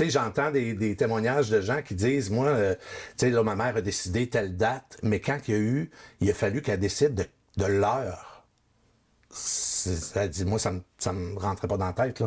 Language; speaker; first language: French; native; French